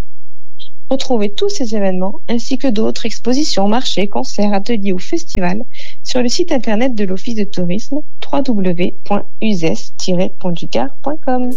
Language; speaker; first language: French; native; French